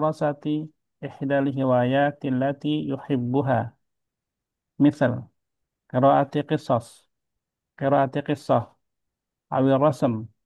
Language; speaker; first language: Arabic; non-native, fluent; Indonesian